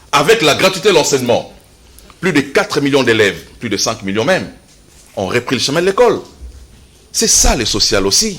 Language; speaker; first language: French; non-native, local second language; Lingala